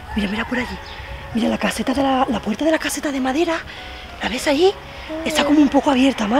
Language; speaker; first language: Spanish; native; Spanish